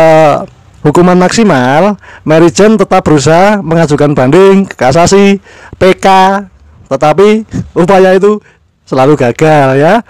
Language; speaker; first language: Indonesian; native; Indonesian